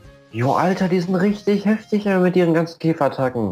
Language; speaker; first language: German; native; German